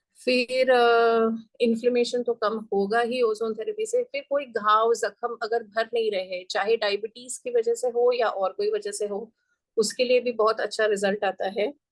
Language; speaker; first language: Hindi; non-native, local second language; Gujarati